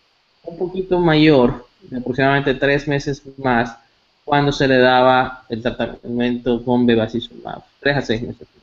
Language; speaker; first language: Spanish; native; Spanish